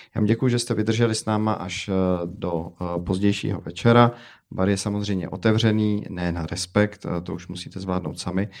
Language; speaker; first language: Czech; native; Czech